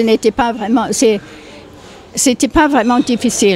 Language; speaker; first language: French; non-native, fluent; English